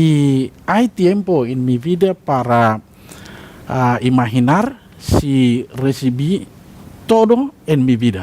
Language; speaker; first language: Spanish; non-native, learner; Indonesian